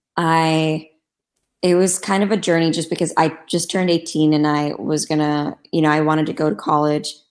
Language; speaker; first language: English; non-native, fluent; Turkish